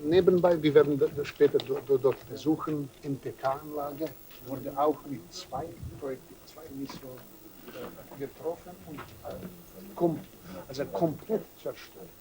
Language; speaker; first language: German; non-native, fluent; Serbian